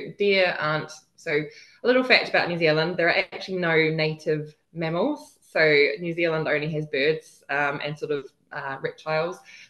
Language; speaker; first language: English; native; English